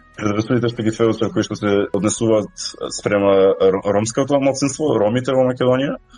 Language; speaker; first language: Macedonian; native; Macedonian